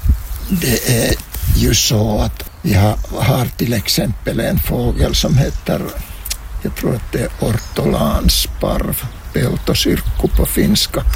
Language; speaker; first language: Swedish; non-native, local second language; Finnish